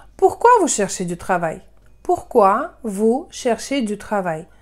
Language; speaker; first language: French; non-native, fluent; Russian